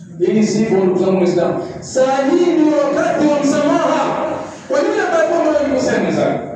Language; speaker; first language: Swahili; native; Swahili